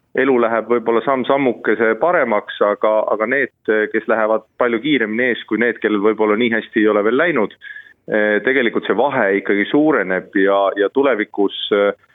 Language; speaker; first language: Estonian; native; Estonian